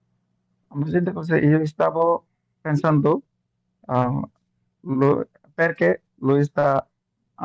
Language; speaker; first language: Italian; non-native, learner; Bangla